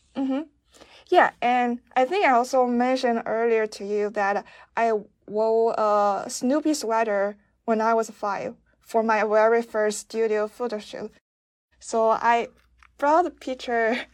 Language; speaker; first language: English; non-native, fluent; Chinese